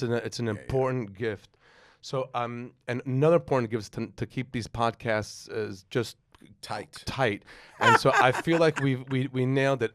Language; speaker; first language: English; native; English